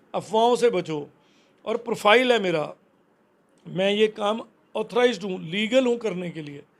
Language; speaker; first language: Hindi; non-native, local second language; Punjabi